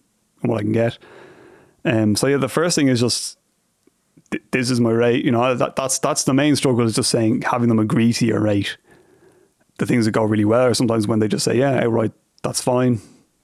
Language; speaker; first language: English; native; English